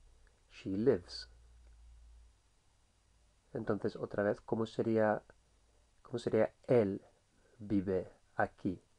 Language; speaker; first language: Spanish; non-native, fluent; English